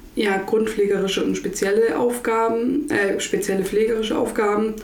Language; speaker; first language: German; native; German